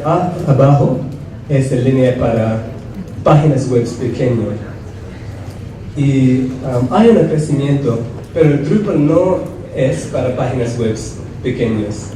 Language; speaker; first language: Spanish; non-native, fluent; English